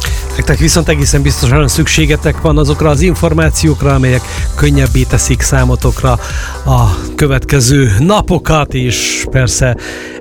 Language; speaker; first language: Hungarian; native; Hungarian